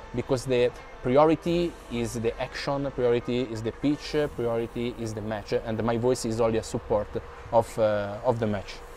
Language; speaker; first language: English; non-native, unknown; Italian